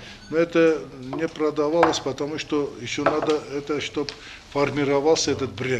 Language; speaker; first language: Russian; non-native, fluent; Armenian